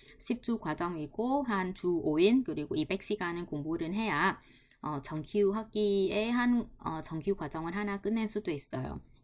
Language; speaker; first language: Korean; non-native, fluent; Vietnamese